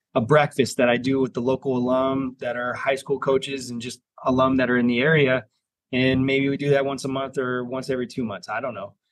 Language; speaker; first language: English; native; English